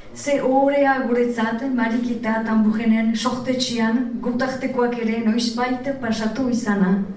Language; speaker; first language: Basque; native; Basque